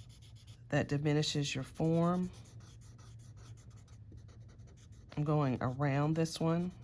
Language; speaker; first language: English; native; English